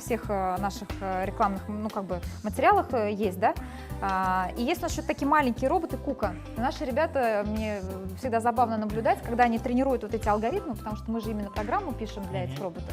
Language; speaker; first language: Russian; native; Russian